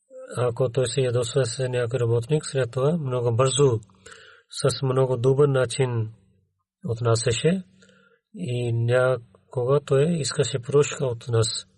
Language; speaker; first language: Bulgarian; non-native, learner; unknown